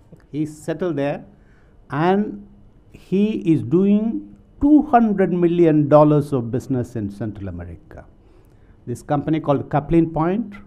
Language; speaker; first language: English; non-native, local second language; Tamil